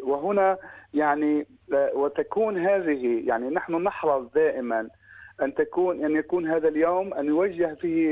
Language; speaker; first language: Arabic; native; Arabic